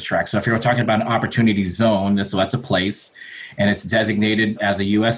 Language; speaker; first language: English; native; English